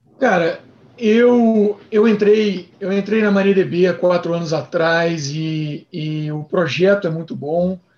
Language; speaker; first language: Portuguese; native; Portuguese